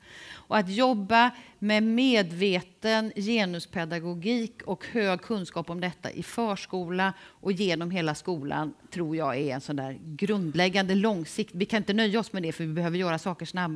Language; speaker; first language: Swedish; native; Swedish